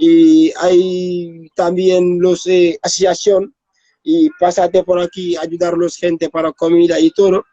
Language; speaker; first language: Spanish; non-native, learner; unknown